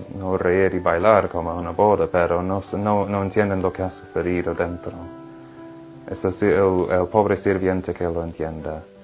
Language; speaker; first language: Spanish; non-native, fluent; English